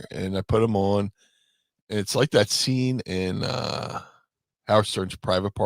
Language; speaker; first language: English; native; English